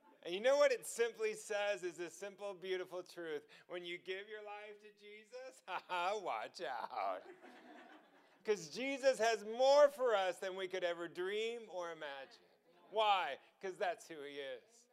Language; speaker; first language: English; native; English